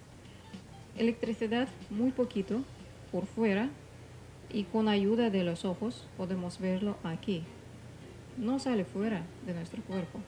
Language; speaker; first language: Spanish; non-native, fluent; Russian